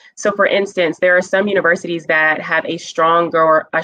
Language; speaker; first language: English; native; English